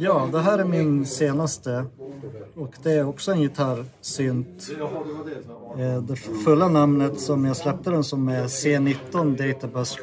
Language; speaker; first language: Swedish; native; Swedish